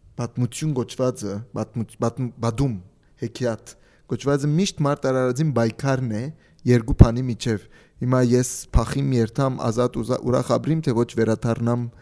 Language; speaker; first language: Armenian; early bilingual, heritage; Armenian